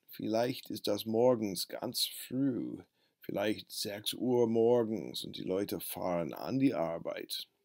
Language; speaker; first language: German; non-native, fluent; English